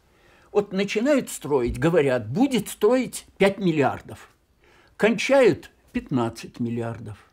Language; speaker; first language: Russian; native; Russian